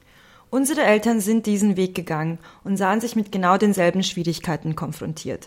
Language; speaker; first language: German; early bilingual, other home language; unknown